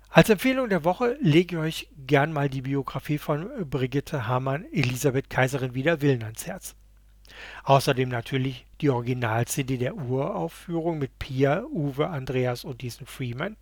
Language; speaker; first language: German; native; German